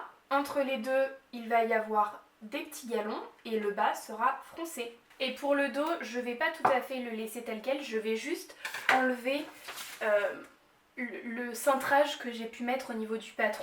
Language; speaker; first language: French; native; French